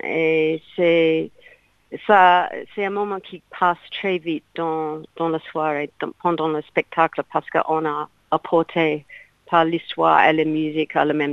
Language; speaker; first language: French; non-native, learner; English